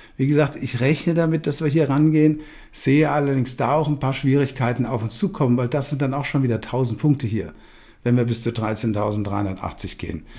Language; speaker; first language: German; native; German